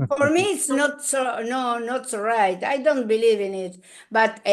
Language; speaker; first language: English; non-native, learner; Spanish